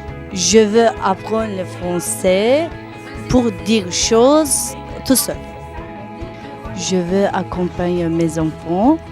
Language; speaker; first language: French; non-native, learner; Turkish